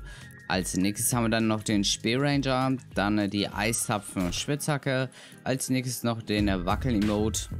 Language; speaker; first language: German; native; German